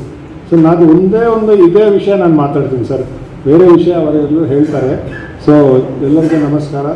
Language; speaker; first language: Kannada; non-native, learner; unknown